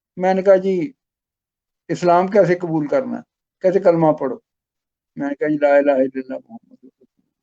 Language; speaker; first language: Urdu; non-native, local second language; Pashto